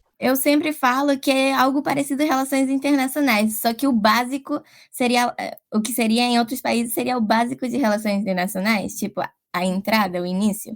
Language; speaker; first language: Portuguese; early bilingual, heritage; Portuguese